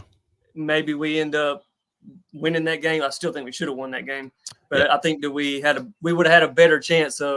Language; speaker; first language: English; native; English